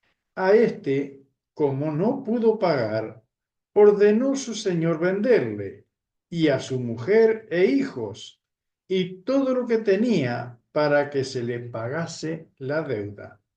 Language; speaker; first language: Spanish; native; Spanish